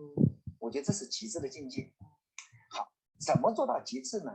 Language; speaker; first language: Chinese; native; Chinese